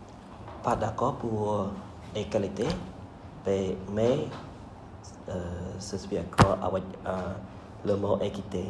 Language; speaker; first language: French; non-native, learner; Khmer